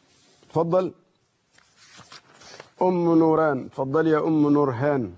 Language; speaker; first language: Arabic; native; Arabic